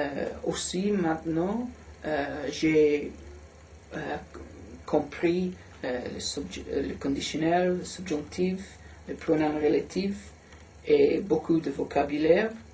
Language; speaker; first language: French; non-native, learner; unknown